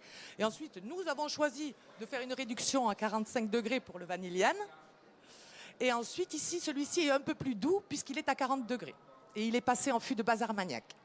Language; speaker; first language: French; native; French